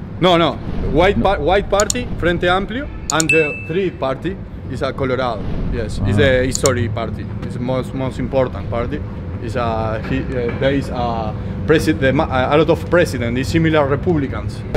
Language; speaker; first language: English; non-native, learner; Spanish